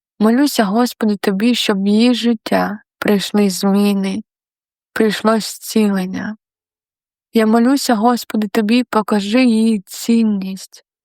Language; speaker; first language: Ukrainian; non-native, local second language; Russian